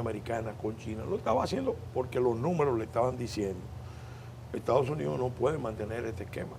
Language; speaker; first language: Spanish; native; Spanish